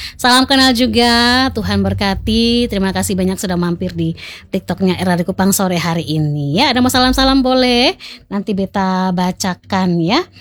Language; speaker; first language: Indonesian; native; Indonesian